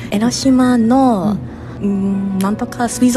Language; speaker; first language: Japanese; non-native, learner; English